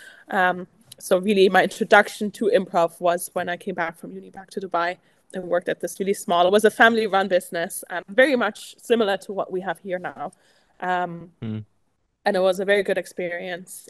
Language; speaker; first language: English; non-native, fluent; German